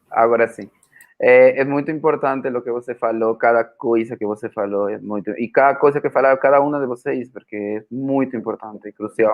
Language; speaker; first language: Portuguese; non-native, fluent; Spanish